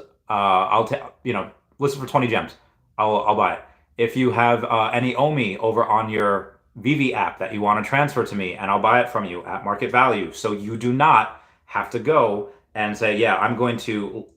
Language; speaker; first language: English; native; English